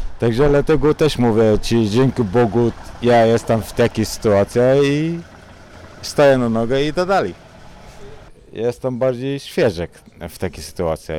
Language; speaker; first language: Polish; non-native, learner; Arabic